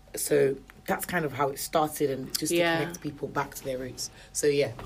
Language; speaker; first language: English; non-native, local second language; Yoruba